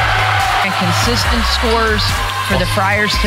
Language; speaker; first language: English; native; English